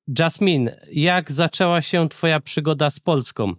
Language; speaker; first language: Polish; native; Polish